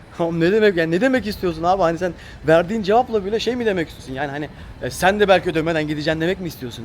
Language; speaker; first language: Turkish; native; Turkish